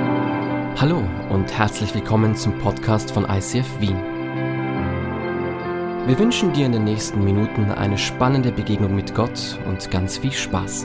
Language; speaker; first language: German; native; German